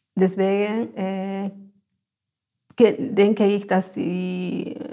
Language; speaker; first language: German; non-native, fluent; Spanish